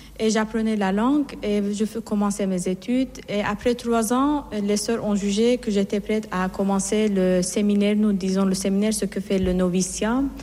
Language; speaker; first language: French; non-native, fluent; Assyrian Neo-Aramaic